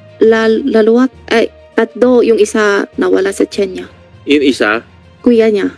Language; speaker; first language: Filipino; non-native, learner; Chinese